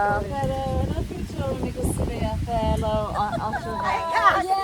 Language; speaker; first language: Spanish; non-native, learner; English